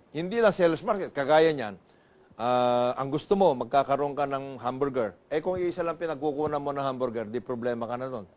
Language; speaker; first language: Filipino; non-native, local second language; Iloko